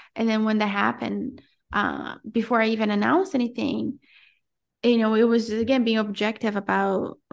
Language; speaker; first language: English; non-native, fluent; Portuguese